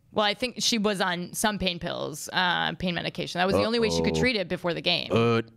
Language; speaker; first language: English; native; English